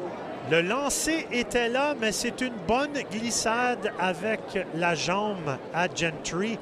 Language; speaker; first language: French; native; French